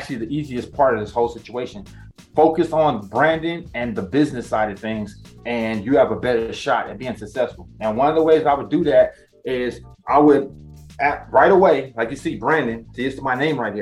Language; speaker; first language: English; native; English